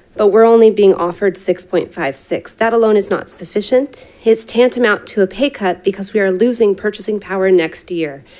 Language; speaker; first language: English; native; English